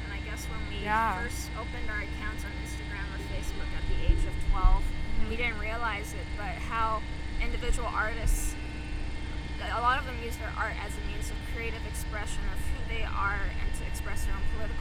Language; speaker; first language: English; native; English